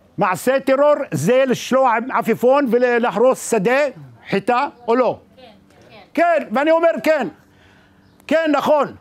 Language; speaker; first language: Hebrew; non-native, local second language; Arabic